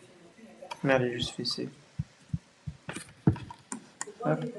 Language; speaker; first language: French; native; French